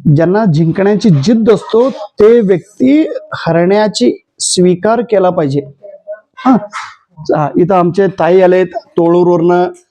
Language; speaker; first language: Marathi; non-native, local second language; Kannada